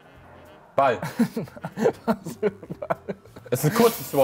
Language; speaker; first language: German; native; German